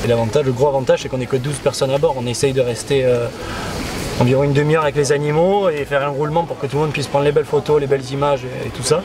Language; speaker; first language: French; native; French